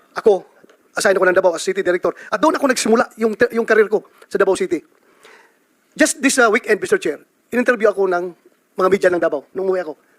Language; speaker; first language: Filipino; non-native, local second language; Cebuano